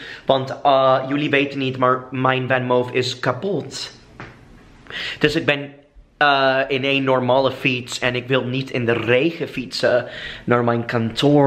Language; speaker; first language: Dutch; non-native, fluent; English